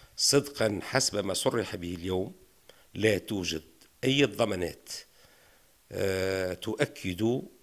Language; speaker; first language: Arabic; native; Arabic